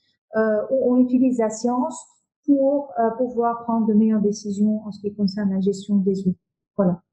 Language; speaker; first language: French; non-native, local second language; Arabic